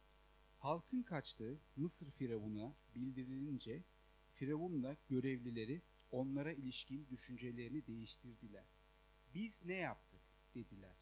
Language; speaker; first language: Turkish; native; Turkish